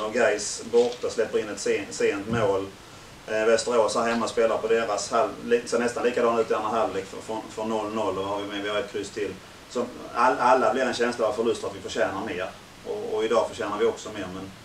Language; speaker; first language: Swedish; native; Swedish